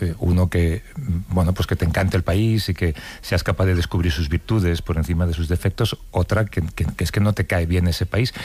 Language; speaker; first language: Spanish; native; Spanish